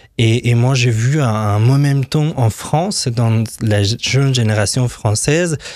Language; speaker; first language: French; non-native, fluent; Persian